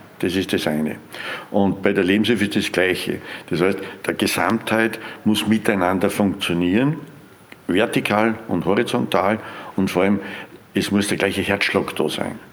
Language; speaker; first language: German; native; German